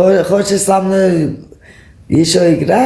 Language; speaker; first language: Russian; non-native, learner; Armenian